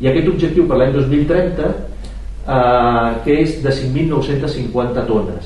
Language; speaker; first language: Catalan; native; Catalan